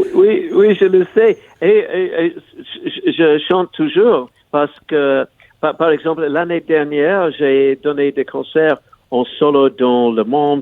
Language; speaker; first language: French; non-native, learner; English